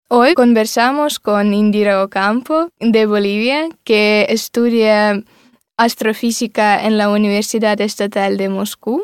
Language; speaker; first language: Spanish; non-native, fluent; Russian